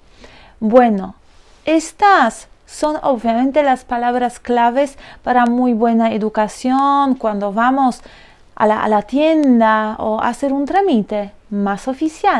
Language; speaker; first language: Spanish; non-native, fluent; Polish